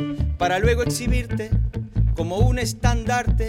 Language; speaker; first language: English; non-native, fluent; Spanish